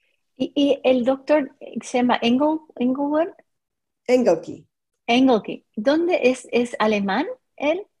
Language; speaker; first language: Spanish; non-native, fluent; English